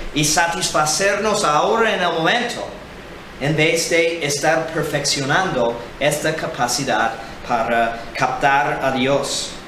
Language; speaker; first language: Spanish; non-native, fluent; English